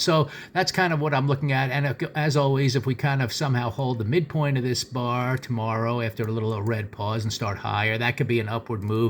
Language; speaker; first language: English; native; English